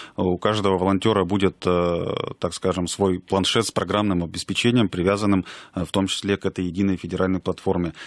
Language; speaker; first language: Russian; native; Russian